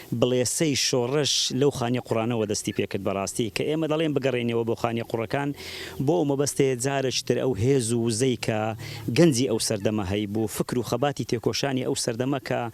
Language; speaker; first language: Central Kurdish; native; Central Kurdish